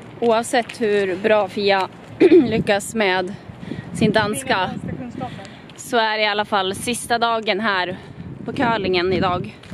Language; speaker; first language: Swedish; native; Swedish